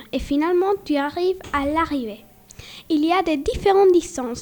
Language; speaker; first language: French; non-native, learner; Spanish